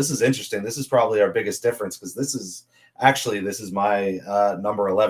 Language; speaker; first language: English; native; English